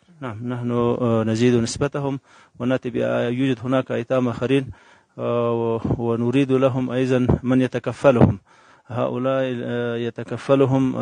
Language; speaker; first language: Arabic; non-native, fluent; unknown